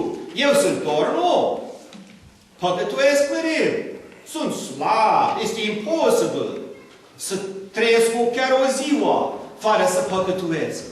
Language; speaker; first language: Romanian; non-native, learner; English